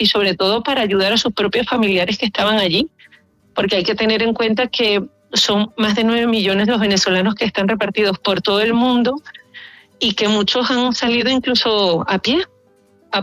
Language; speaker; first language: Spanish; native; Spanish